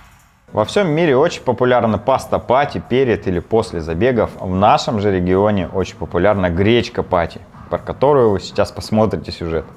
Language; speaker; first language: Russian; native; Russian